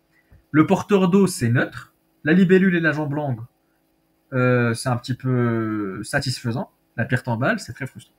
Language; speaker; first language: French; native; French